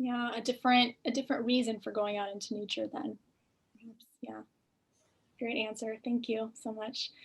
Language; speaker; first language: English; native; English